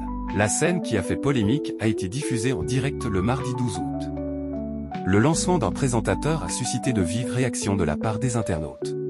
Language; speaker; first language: French; native; French